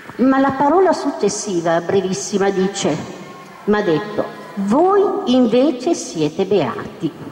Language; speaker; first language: Italian; native; Italian